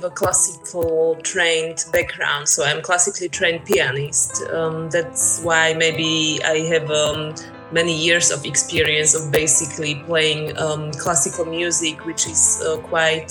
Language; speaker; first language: English; non-native, fluent; Slovak